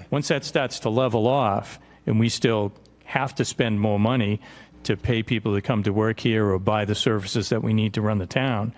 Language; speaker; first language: English; native; English